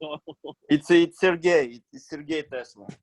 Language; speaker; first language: English; non-native, fluent; Russian